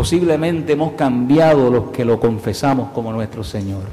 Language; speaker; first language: Spanish; native; Spanish